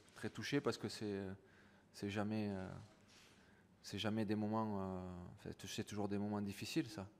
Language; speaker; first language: French; native; French